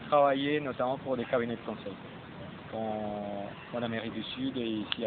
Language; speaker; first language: French; non-native, fluent; Spanish